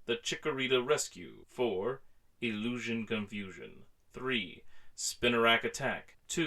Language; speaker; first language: English; native; English